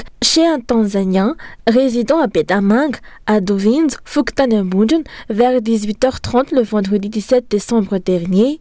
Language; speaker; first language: French; non-native, local second language; Malagasy